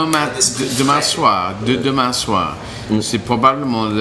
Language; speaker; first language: French; non-native, learner; English